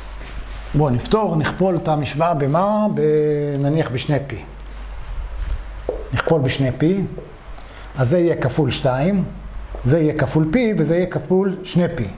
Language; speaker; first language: Hebrew; native; Hebrew